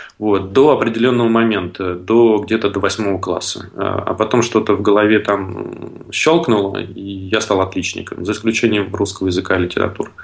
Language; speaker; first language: Russian; native; Russian